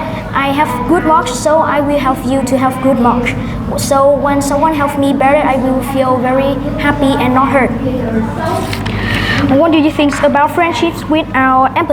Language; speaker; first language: English; non-native, learner; Vietnamese